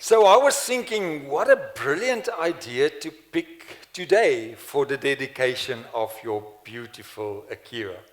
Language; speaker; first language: English; non-native, local second language; Afrikaans